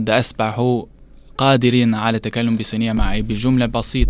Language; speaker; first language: Arabic; non-native, learner; Chinese